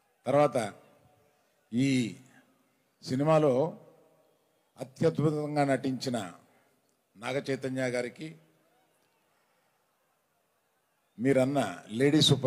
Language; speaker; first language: Telugu; native; Telugu